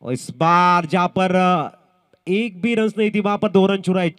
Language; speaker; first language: Hindi; non-native, local second language; Marathi